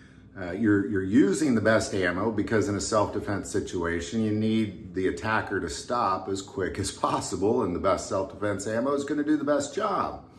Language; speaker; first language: English; native; English